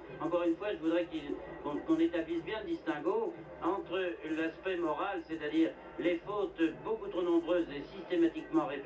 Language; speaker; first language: French; native; French